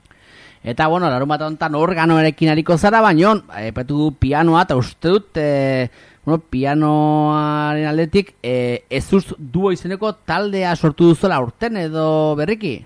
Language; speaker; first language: Basque; native; Basque